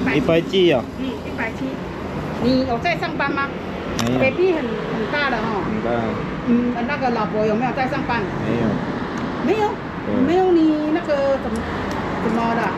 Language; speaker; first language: Chinese; non-native, learner; Filipino